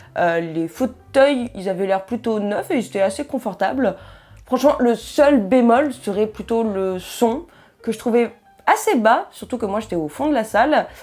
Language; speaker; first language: French; native; French